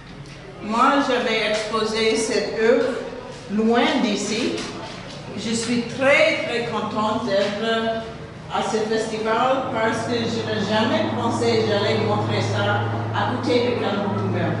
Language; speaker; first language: French; non-native, fluent; English